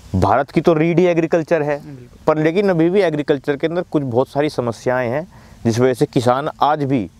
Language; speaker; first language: Hindi; native; Hindi